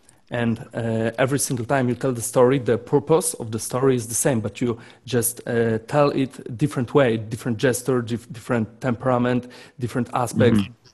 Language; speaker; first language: English; non-native, fluent; Polish